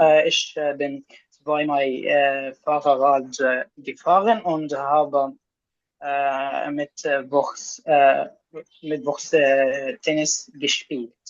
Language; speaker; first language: German; non-native, learner; Arabic